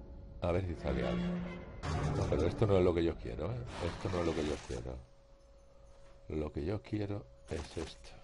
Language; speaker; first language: Spanish; native; Spanish